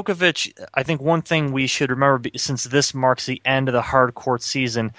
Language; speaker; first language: English; native; English